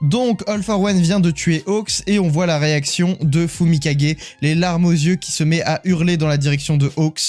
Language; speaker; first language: French; native; French